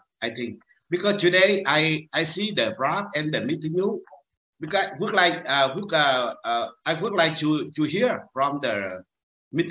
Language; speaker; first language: English; non-native, learner; Vietnamese